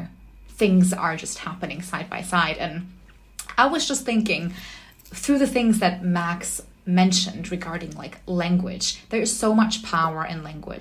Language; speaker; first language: English; non-native, fluent; German